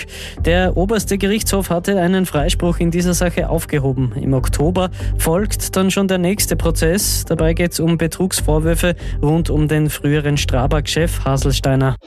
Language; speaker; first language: German; native; German